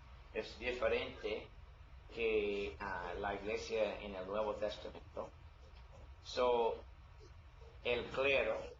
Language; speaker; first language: Spanish; non-native, learner; English